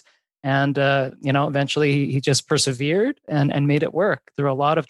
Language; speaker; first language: English; native; English